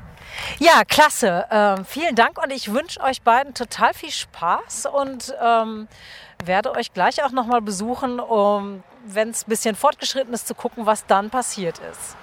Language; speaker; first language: German; native; German